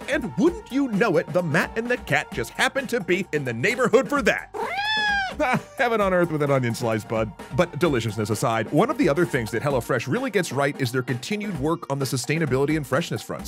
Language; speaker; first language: English; native; English